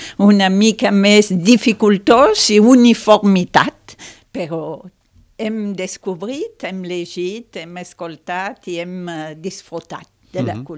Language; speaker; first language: Catalan; non-native, local second language; Spanish